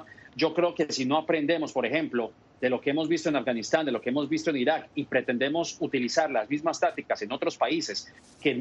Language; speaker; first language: Spanish; native; Spanish